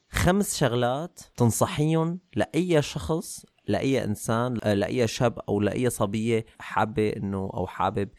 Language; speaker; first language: Arabic; native; Arabic